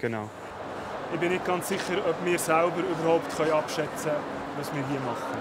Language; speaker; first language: German; native; German